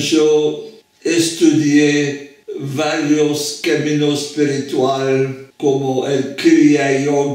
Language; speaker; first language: Spanish; non-native, fluent; French